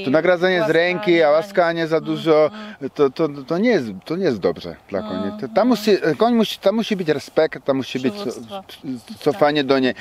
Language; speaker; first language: Polish; non-native, learner; Czech